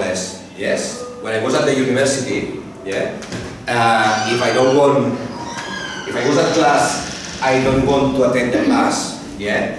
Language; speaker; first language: English; non-native, fluent; Catalan